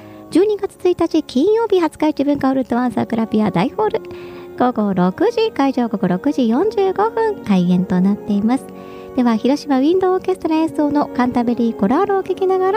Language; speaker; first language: Japanese; native; Japanese